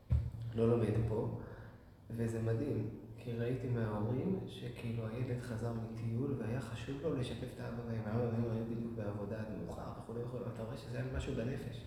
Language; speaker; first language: Hebrew; native; Hebrew